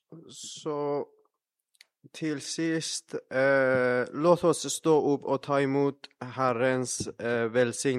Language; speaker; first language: Swedish; non-native, fluent; Persian